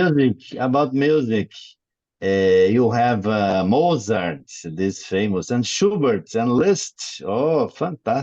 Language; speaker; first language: English; non-native, learner; Portuguese